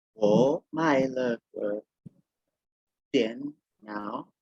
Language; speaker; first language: Chinese; non-native, learner; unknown